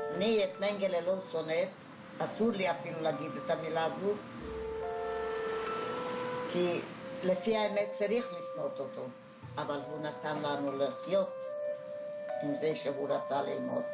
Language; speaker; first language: Hebrew; non-native, fluent; Hungarian